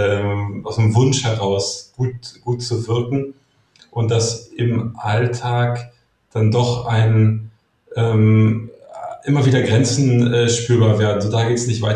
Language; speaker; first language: German; native; German